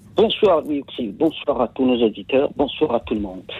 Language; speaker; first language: French; non-native, local second language; Kabyle